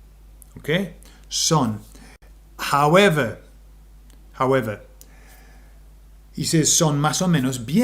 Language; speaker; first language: Spanish; non-native, fluent; English